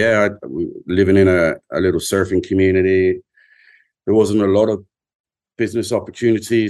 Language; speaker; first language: English; native; English